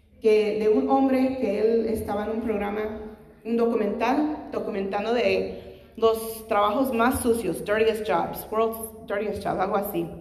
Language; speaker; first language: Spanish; native; Spanish